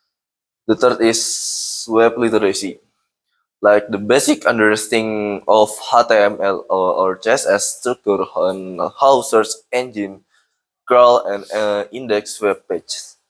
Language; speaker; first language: English; non-native, learner; Indonesian